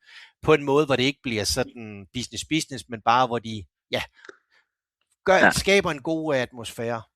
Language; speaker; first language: Danish; native; Danish